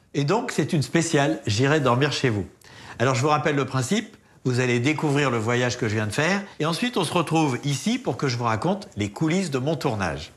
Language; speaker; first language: French; native; French